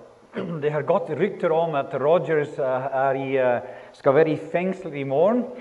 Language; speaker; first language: Norwegian; non-native, fluent; English